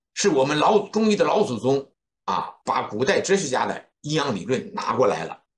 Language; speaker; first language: Chinese; native; Chinese